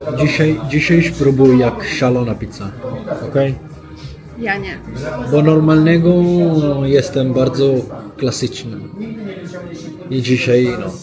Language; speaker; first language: Polish; non-native, learner; Italian